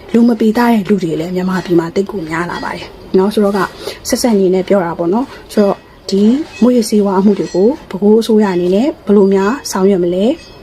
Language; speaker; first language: Burmese; native; Burmese